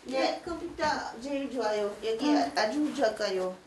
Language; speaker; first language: Korean; non-native, learner; French